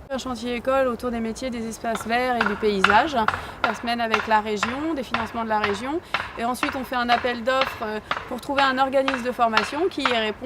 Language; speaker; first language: French; native; French